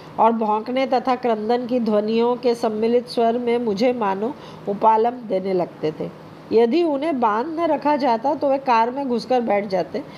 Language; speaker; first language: Hindi; non-native, local second language; Bangla